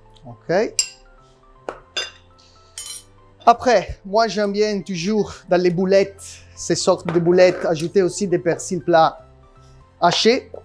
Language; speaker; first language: French; non-native, learner; Italian